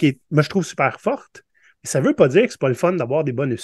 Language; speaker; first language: French; native; French